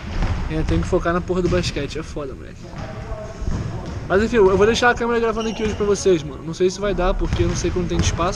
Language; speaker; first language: Portuguese; native; Portuguese